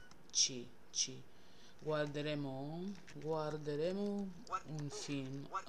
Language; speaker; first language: Italian; non-native, learner; English